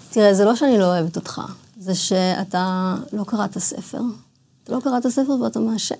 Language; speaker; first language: Hebrew; early bilingual, other home language; English